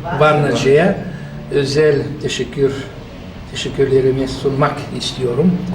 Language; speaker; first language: Turkish; non-native, fluent; Bulgarian